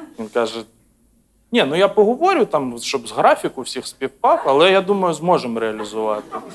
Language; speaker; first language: Ukrainian; non-native, local second language; Russian